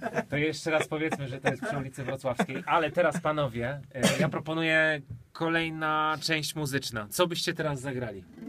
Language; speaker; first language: Polish; native; Polish